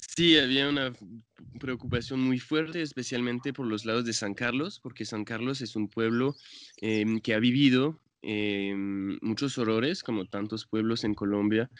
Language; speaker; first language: Spanish; non-native, fluent; French